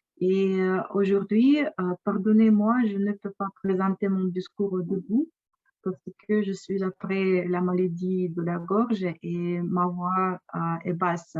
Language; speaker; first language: French; non-native, fluent; Russian